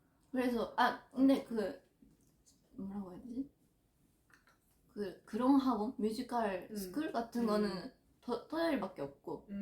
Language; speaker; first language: Korean; non-native, fluent; Japanese